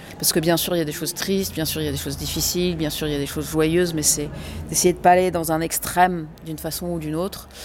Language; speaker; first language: French; early bilingual, other home language; English